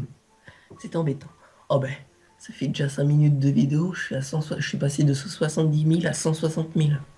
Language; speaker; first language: French; native; French